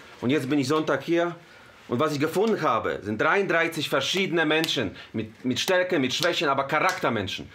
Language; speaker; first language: German; non-native, fluent; Polish